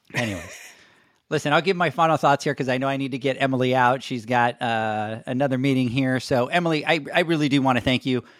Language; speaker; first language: English; non-native, fluent; Spanish